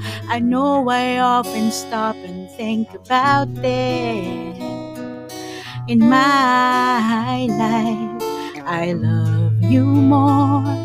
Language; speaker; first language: English; non-native, local second language; Filipino